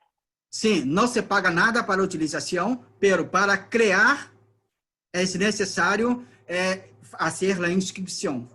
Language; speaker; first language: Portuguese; non-native, learner; Spanish